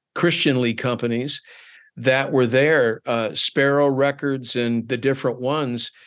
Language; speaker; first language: English; native; English